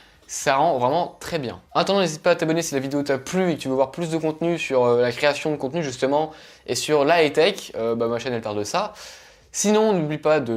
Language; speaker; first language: French; native; French